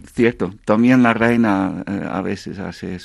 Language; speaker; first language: Spanish; non-native, fluent; Dutch